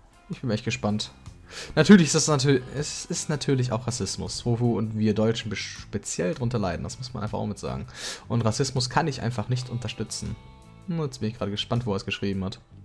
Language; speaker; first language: German; native; German